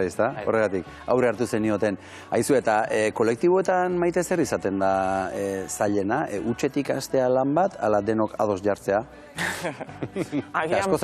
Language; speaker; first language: Basque; native; Basque